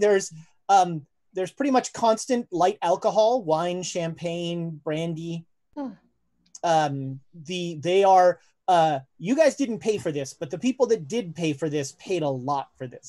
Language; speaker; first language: English; native; English